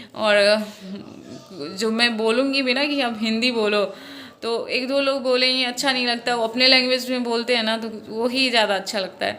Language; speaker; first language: Hindi; non-native, local second language; Maithili